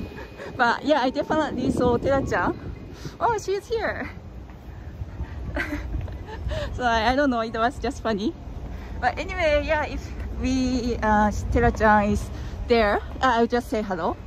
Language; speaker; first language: English; non-native, fluent; Japanese